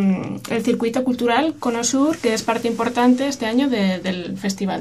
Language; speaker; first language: Spanish; native; Spanish